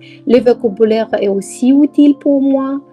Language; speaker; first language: French; non-native, learner; Romanian